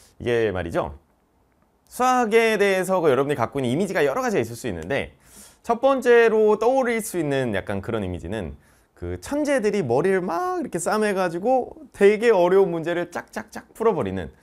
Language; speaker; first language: Korean; native; Korean